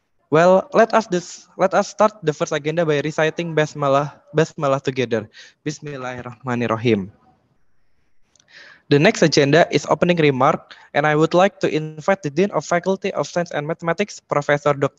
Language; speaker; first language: English; non-native, fluent; Indonesian